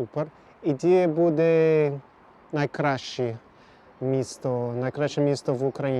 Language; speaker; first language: Ukrainian; non-native, learner; English